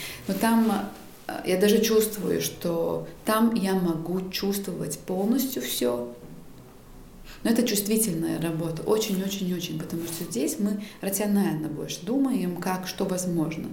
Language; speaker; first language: Russian; non-native, local second language; Latvian